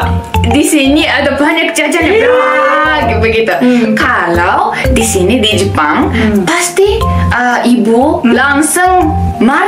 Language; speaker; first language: Indonesian; non-native, learner; Japanese